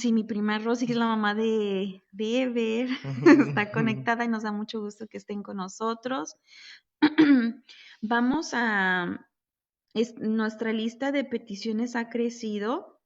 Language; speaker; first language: Spanish; native; Spanish